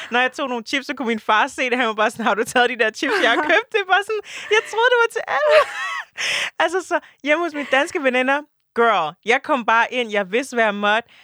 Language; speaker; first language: Danish; early bilingual, other home language; French